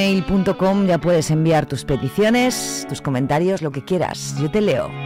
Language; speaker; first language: Spanish; native; Spanish